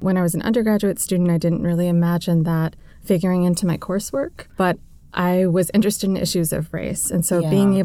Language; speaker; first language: English; native; English